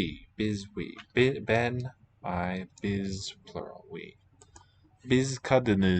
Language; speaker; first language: Turkish; non-native, learner; English